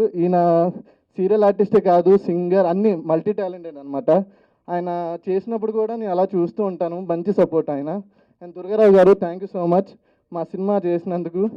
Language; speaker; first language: Telugu; native; Telugu